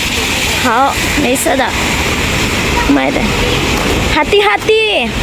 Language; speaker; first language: Chinese; non-native, learner; Indonesian